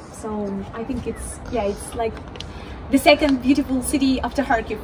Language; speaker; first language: English; non-native, fluent; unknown